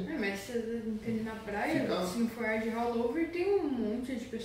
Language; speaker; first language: Portuguese; early bilingual, heritage; Portuguese